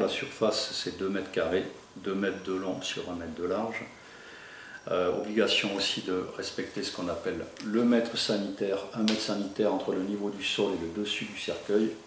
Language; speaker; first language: French; native; French